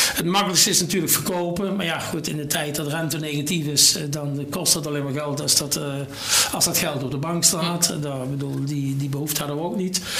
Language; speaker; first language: Dutch; native; Dutch